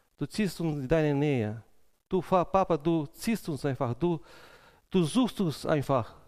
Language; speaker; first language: German; non-native, fluent; Russian